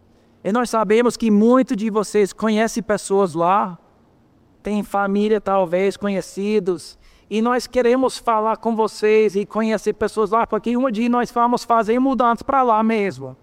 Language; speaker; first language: Portuguese; non-native, fluent; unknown